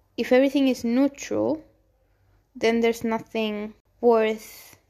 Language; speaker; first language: English; non-native, fluent; Spanish